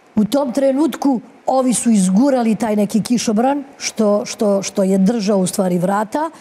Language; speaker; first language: Serbian; native; Serbian